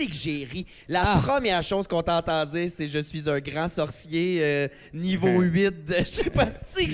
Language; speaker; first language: French; native; French